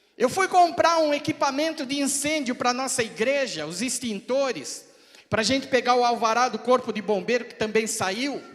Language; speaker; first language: Portuguese; native; Portuguese